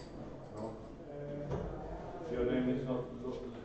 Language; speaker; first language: English; non-native, learner; Norwegian